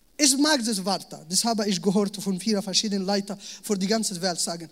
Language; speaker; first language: German; non-native, learner; Arabic